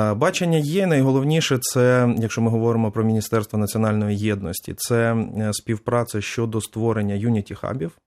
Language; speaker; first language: Ukrainian; native; Ukrainian